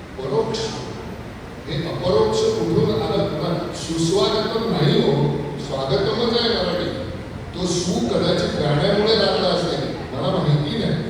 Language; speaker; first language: Marathi; non-native, local second language; Konkani